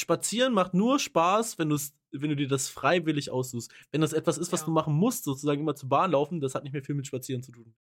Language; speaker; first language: German; native; German